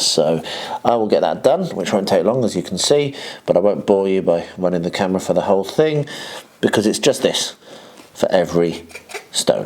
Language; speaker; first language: English; native; English